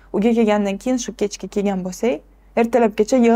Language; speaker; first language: Uzbek; non-native, local second language; Russian